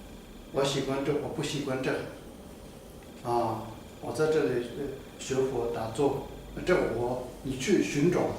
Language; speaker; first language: Chinese; non-native, fluent; Tibetan